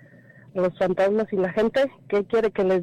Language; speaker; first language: Spanish; native; Spanish